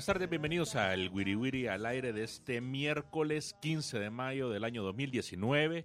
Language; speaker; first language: Spanish; native; Spanish